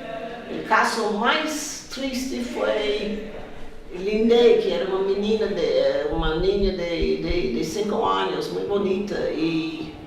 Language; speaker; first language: Spanish; non-native, fluent; English